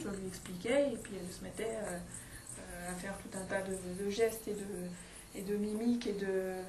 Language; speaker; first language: French; native; French